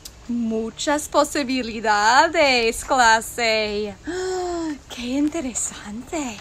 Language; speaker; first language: Spanish; non-native, fluent; English